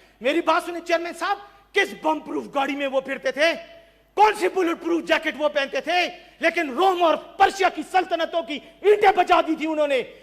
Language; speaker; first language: Urdu; non-native, local second language; Pashto